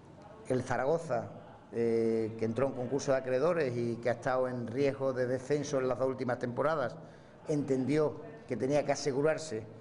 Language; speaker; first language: Spanish; native; Spanish